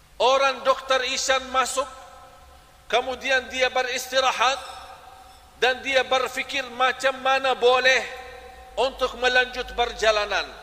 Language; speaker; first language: Malay; non-native, fluent; Arabic